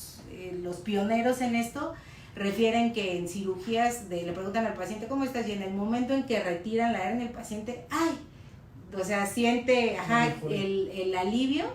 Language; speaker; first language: Spanish; native; Spanish